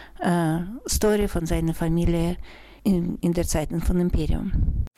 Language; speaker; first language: German; non-native, fluent; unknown